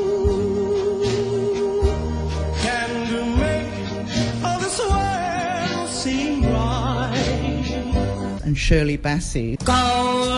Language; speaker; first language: English; native; English